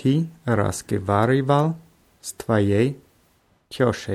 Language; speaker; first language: Russian; non-native, learner; German